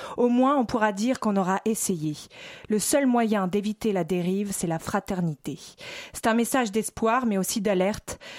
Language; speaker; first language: French; native; French